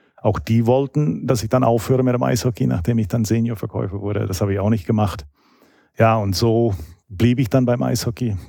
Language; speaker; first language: German; non-native, fluent; English